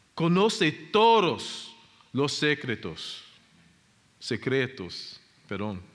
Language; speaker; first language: Spanish; non-native, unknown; English